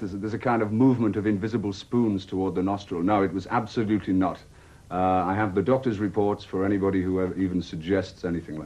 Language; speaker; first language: English; native; English